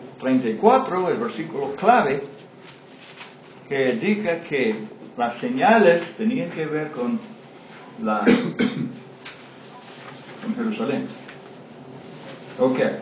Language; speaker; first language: Spanish; non-native, fluent; English